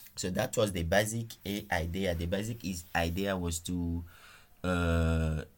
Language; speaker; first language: English; non-native, fluent; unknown